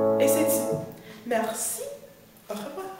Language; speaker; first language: French; non-native, learner; English